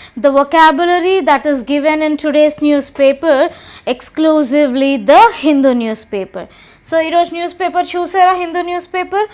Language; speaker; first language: English; non-native, local second language; Telugu